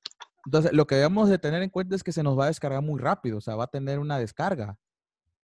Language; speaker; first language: Spanish; native; Spanish